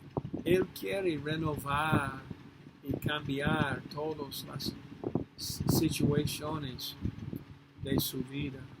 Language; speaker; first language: Spanish; non-native, fluent; English